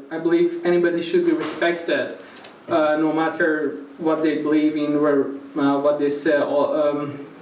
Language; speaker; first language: English; non-native, fluent; Persian